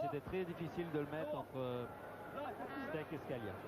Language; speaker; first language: French; native; French